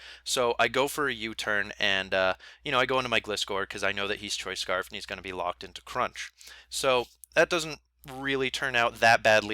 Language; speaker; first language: English; native; English